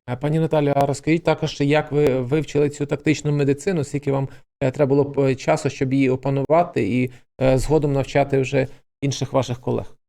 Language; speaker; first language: Ukrainian; native; Ukrainian